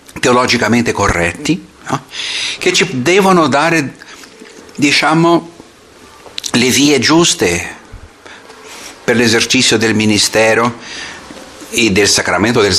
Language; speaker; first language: Italian; non-native, fluent; Portuguese